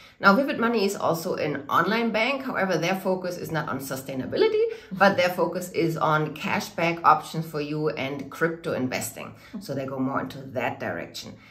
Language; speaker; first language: English; non-native, fluent; German